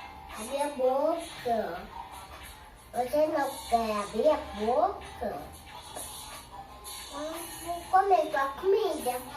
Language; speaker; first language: Portuguese; early bilingual, other home language; Haitian Creole